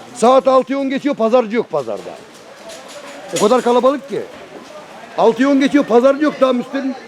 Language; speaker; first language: Turkish; native; Turkish